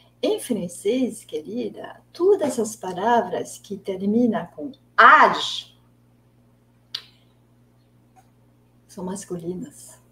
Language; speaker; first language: Portuguese; non-native, fluent; French